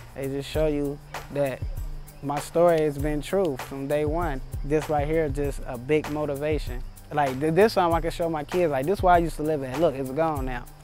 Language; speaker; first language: English; native; English